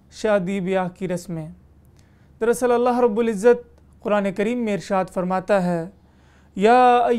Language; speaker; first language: Urdu; native; Urdu